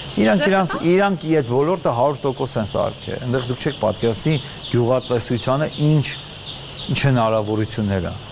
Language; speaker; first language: Armenian; native; Armenian